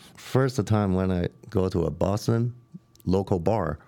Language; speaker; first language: English; non-native, learner; Chinese